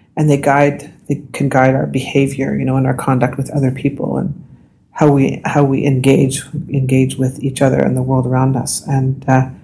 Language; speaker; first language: English; native; English